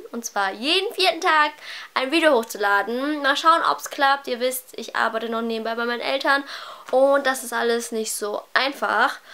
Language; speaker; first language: German; early bilingual, other home language; Vietnamese